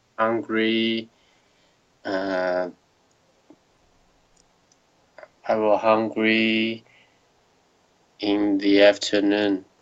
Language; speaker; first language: English; non-native, learner; Chinese